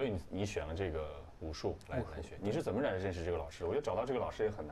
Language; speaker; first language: Chinese; native; Chinese